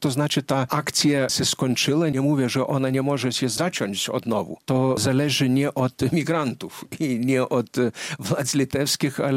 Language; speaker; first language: Polish; non-native, fluent; Lithuanian